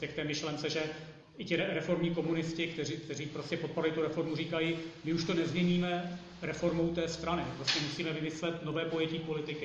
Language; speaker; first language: Czech; native; Czech